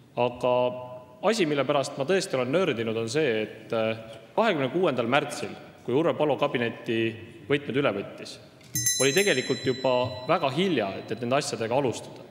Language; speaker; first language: Estonian; native; Estonian